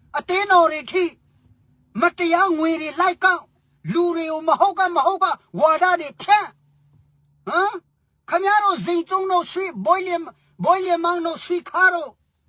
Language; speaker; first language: Burmese; native; Burmese